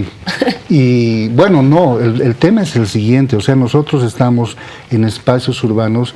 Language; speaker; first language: Spanish; native; Spanish